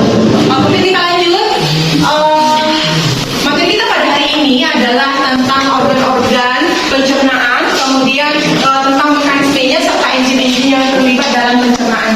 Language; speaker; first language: Indonesian; native; Indonesian